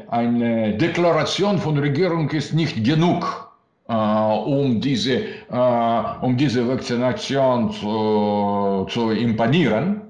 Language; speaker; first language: German; non-native, learner; Russian